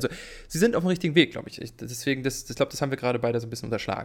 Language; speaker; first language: German; native; German